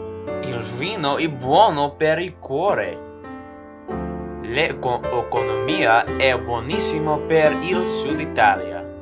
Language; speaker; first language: Italian; non-native, learner; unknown